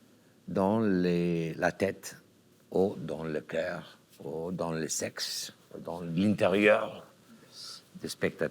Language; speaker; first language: French; non-native, learner; Catalan